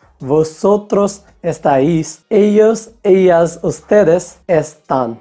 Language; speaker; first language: Spanish; non-native, fluent; Hindi